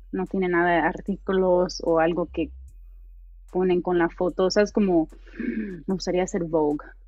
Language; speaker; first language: Spanish; early bilingual, heritage; Spanish